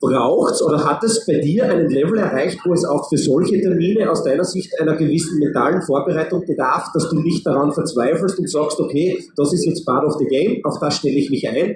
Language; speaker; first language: German; native; German